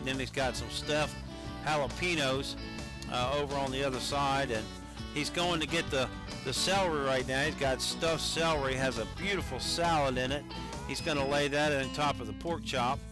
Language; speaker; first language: English; native; English